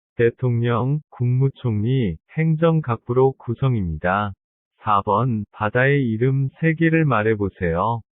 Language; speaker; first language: Korean; non-native, learner; Vietnamese